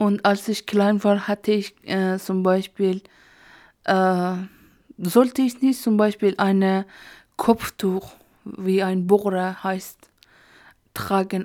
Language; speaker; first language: German; non-native, learner; Persian